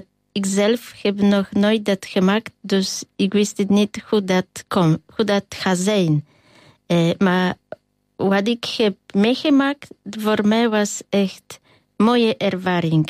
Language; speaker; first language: Dutch; non-native, fluent; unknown